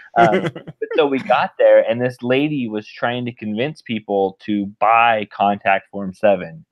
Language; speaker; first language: English; native; English